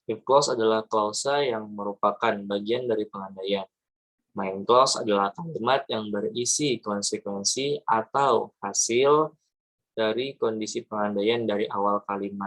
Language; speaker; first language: Indonesian; native; Indonesian